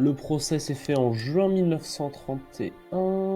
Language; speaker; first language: French; native; French